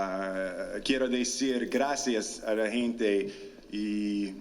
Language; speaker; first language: Spanish; non-native, learner; English